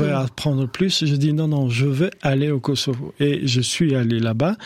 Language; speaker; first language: French; non-native, fluent; Albanian